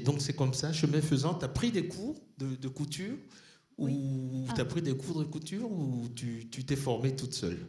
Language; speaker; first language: French; native; French